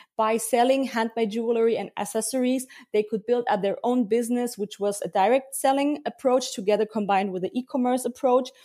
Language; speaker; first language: English; early bilingual, heritage; German